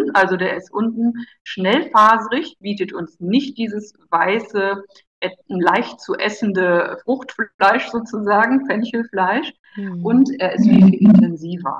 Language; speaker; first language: German; native; German